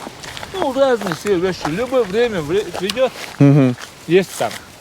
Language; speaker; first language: Russian; non-native, local second language; Chechen